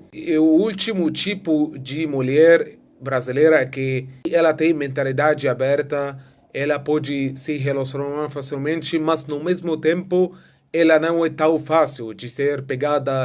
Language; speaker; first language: Portuguese; non-native, fluent; Arabic